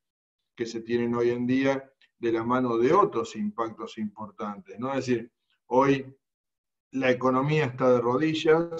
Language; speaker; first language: Spanish; native; Spanish